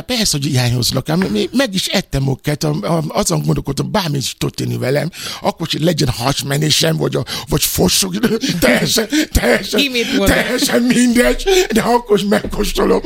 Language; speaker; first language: Hungarian; non-native, fluent; Yoruba